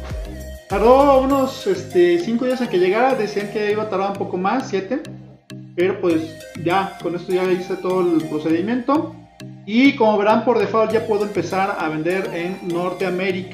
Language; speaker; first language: Spanish; native; Spanish